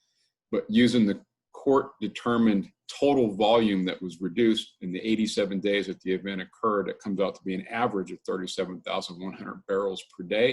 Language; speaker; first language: English; native; English